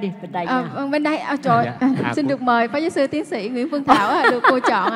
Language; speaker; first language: Vietnamese; native; Vietnamese